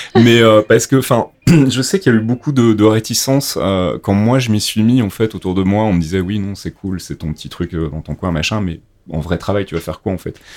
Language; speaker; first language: French; native; French